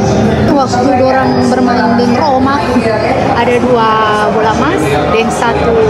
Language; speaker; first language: Indonesian; non-native, local second language; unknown